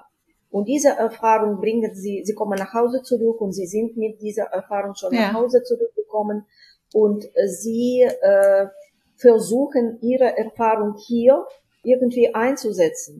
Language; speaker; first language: German; non-native, fluent; Ukrainian